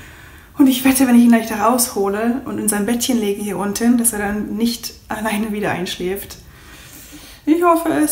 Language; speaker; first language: German; native; German